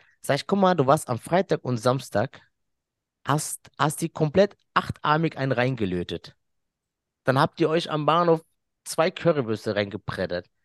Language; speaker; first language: German; early bilingual, other home language; Arabic